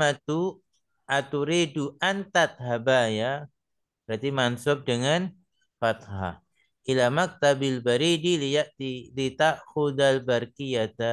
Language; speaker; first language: Arabic; non-native, fluent; Indonesian